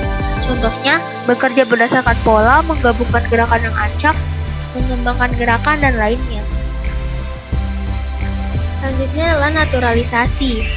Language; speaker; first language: Indonesian; native; Indonesian